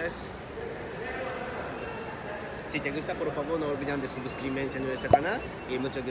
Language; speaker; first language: Spanish; non-native, learner; Japanese